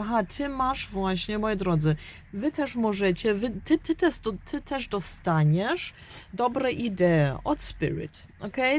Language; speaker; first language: Polish; early bilingual, heritage; German